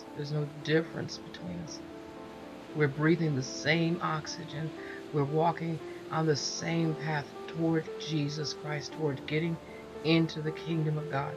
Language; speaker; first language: English; native; English